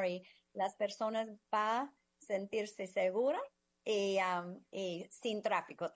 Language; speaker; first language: Spanish; non-native, fluent; English